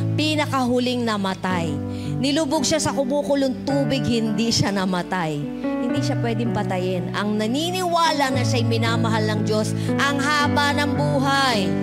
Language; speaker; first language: Filipino; native; Filipino